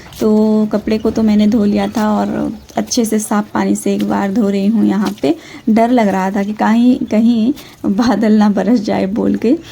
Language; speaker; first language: Hindi; non-native, local second language; Odia